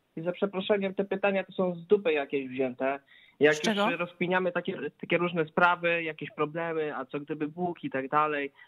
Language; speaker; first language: Polish; native; Polish